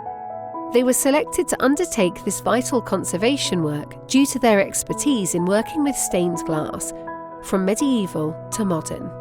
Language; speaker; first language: English; native; English